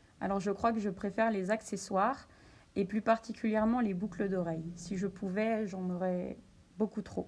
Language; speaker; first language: French; native; French